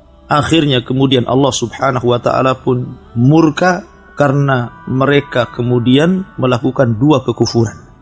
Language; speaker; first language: Indonesian; native; Indonesian